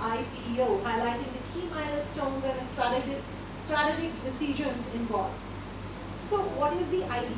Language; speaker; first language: English; non-native, local second language; Hindi